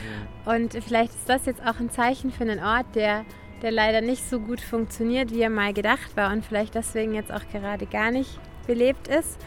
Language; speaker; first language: German; native; German